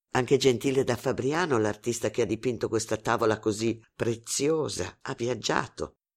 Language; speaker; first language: Italian; non-native, fluent; Arabic